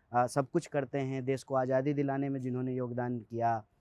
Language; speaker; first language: Hindi; native; Hindi